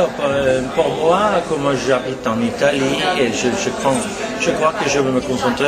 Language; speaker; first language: French; non-native, learner; Norwegian